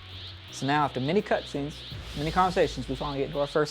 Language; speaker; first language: English; native; English